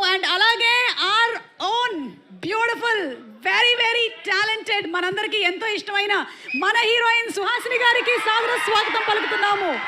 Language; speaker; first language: Telugu; native; Telugu